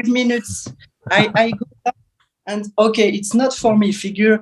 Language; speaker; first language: English; non-native, learner; French